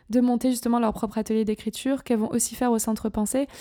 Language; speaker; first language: French; native; French